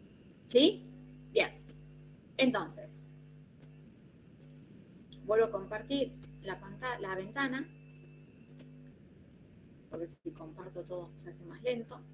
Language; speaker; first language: Spanish; native; Spanish